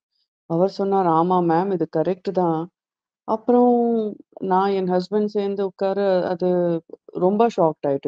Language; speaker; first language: Tamil; non-native, fluent; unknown